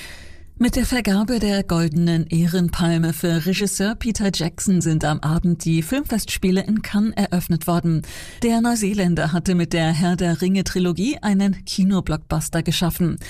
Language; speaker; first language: German; native; German